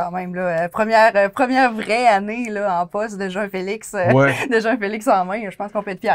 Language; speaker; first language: French; native; French